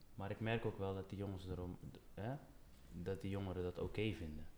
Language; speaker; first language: Dutch; early bilingual, other home language; Papiamento